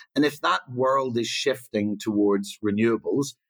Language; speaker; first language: English; native; English